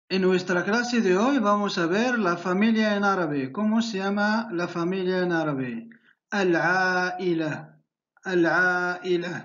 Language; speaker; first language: Spanish; non-native, fluent; Arabic